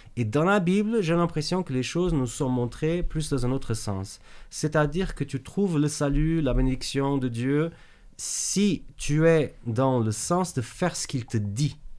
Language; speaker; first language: French; native; French